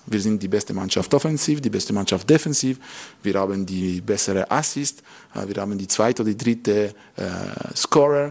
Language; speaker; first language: German; non-native, local second language; French